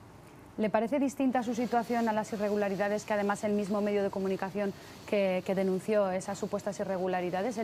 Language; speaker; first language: Spanish; native; Spanish